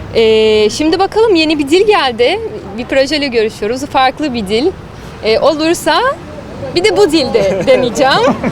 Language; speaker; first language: Turkish; non-native, fluent; Portuguese